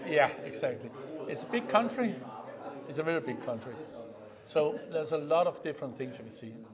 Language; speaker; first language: English; non-native, fluent; Danish